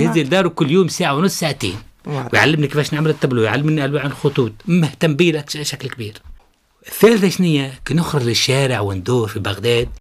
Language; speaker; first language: Arabic; native; Arabic